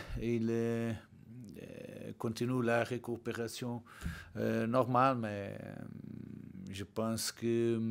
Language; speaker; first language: French; non-native, learner; Portuguese